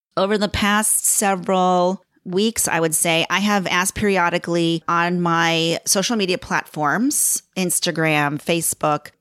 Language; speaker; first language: English; native; English